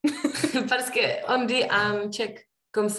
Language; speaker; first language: French; non-native, learner; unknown